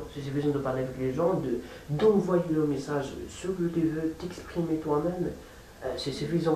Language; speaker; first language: French; non-native, fluent; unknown